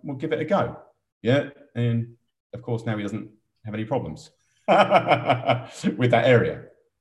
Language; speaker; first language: English; native; English